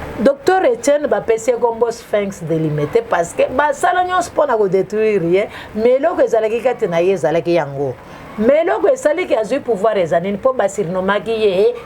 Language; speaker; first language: Lingala; non-native, local second language; Luba-Lulua